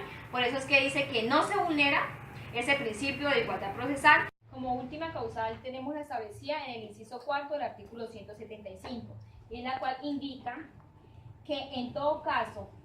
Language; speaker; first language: Spanish; native; Spanish